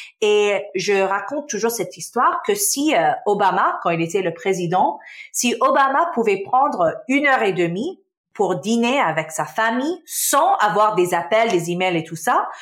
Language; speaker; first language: French; early bilingual, other home language; Arabic